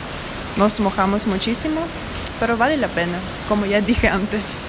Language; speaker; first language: Spanish; non-native, fluent; Russian